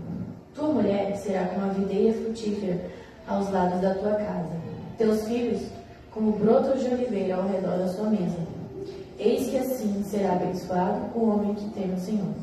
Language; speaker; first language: Portuguese; native; Portuguese